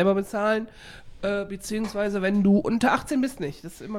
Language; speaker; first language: German; native; German